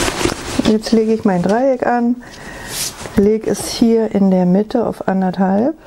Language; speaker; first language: German; native; German